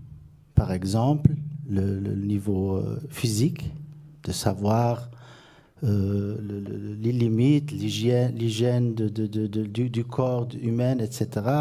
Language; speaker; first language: French; non-native, fluent; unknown